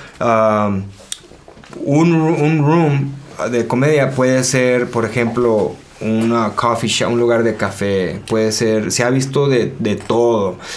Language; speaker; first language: Spanish; early bilingual, heritage; Spanish